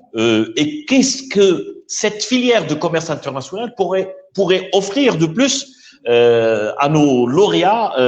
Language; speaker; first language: French; non-native, local second language; Arabic